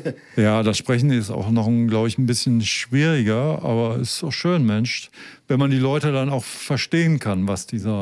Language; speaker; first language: German; native; German